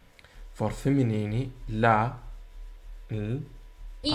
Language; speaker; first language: Italian; non-native, learner; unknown